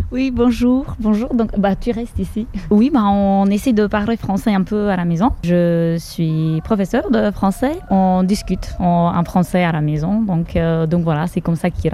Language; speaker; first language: French; non-native, fluent; Slovak